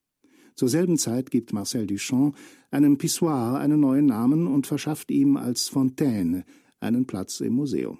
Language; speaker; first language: German; native; German